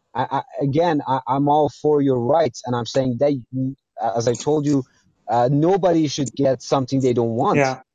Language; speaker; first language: English; non-native, fluent; Persian